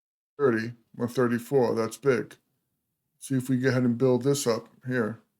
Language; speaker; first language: English; native; English